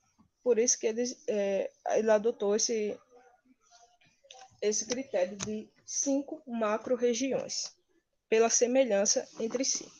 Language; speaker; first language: Portuguese; native; Portuguese